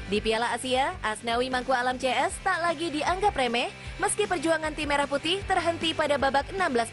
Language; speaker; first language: Indonesian; native; Indonesian